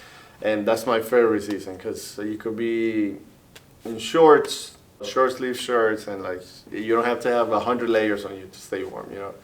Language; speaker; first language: English; early bilingual, other home language; Spanish